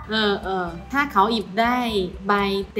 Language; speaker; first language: Thai; non-native, fluent; Chinese